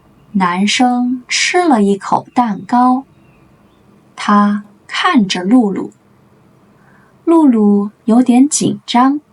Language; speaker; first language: Chinese; native; Chinese